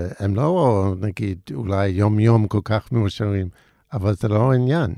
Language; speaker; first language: Hebrew; non-native, fluent; English